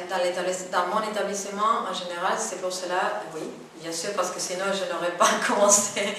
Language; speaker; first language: French; non-native, fluent; Spanish